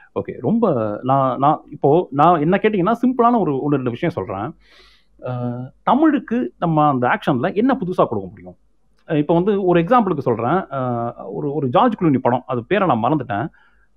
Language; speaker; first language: Tamil; native; Tamil